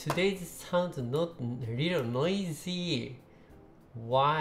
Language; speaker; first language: English; non-native, learner; Japanese